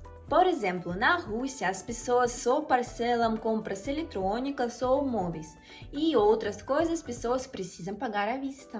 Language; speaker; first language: Portuguese; non-native, fluent; Russian